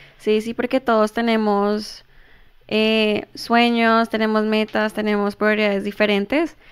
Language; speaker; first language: Spanish; early bilingual, heritage; Spanish